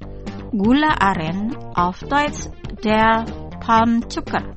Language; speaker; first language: German; non-native, fluent; Indonesian